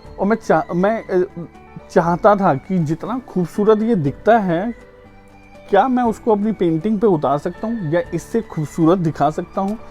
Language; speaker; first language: Hindi; native; Hindi